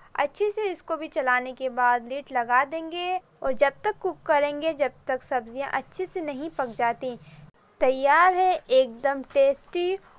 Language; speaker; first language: Hindi; native; Hindi